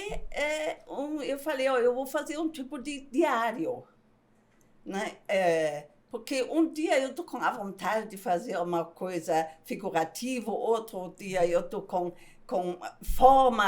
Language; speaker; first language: Portuguese; non-native, fluent; German